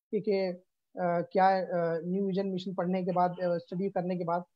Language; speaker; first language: Hindi; non-native, local second language; Urdu